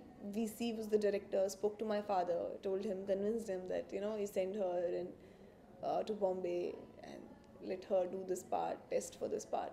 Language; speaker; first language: English; non-native, local second language; Hindi